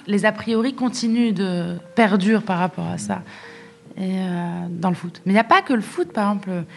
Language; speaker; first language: French; non-native, local second language; Arabic